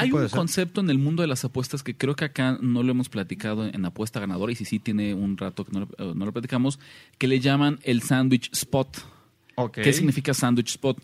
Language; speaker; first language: Spanish; native; Spanish